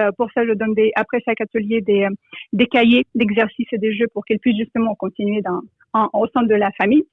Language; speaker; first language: French; non-native, fluent; Russian